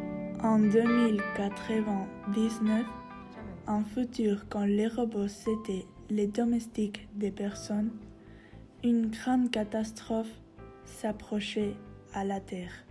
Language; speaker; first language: French; non-native, learner; Spanish